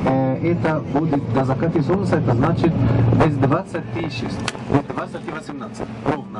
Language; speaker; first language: Russian; non-native, fluent; Arabic